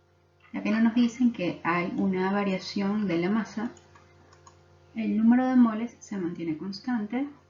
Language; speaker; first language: Spanish; native; Spanish